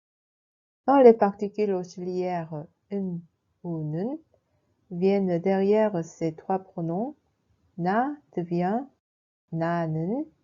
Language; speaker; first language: French; non-native, fluent; Korean